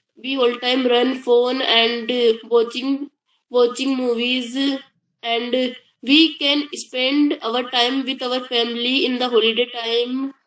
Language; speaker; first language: English; non-native, learner; Hindi